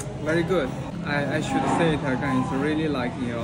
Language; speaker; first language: English; non-native, learner; Chinese